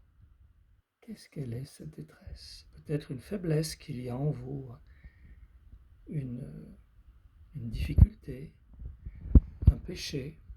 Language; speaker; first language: French; native; French